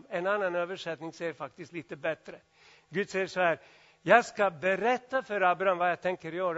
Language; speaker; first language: Swedish; non-native, fluent; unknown